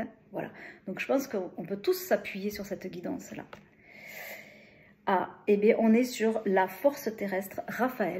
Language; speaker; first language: French; native; French